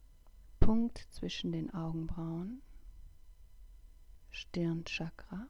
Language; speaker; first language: German; native; German